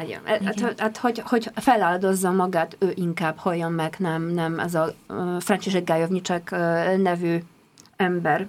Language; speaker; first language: Hungarian; non-native, fluent; Polish